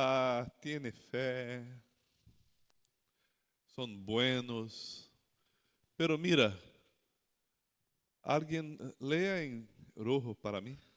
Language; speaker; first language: Spanish; non-native, learner; Portuguese